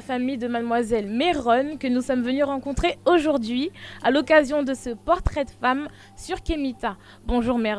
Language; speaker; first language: French; native; French